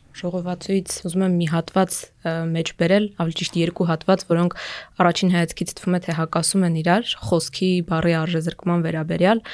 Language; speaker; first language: Armenian; native; Armenian